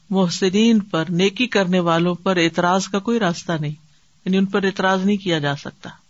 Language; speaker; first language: Urdu; native; Urdu